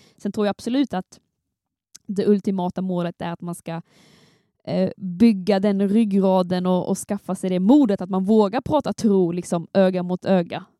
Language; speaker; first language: Swedish; native; Swedish